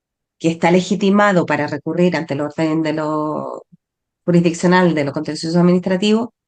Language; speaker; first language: Spanish; native; Spanish